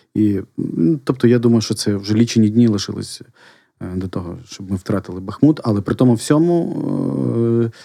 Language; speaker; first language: Ukrainian; non-native, local second language; Russian